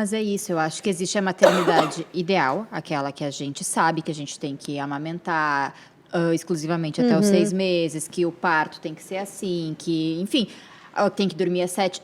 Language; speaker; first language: Portuguese; native; Portuguese